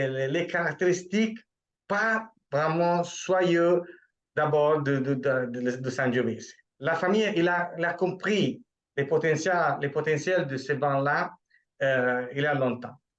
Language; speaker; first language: French; non-native, fluent; Italian